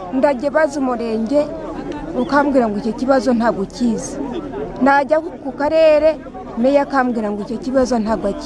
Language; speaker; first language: Kinyarwanda; early bilingual, heritage; Kinyarwanda